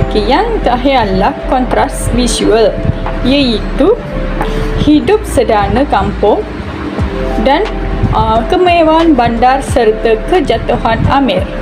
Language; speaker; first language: Malay; non-native, local second language; Tamil